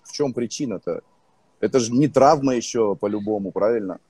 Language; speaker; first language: Russian; native; Russian